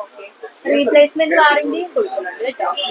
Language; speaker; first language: Malayalam; native; Malayalam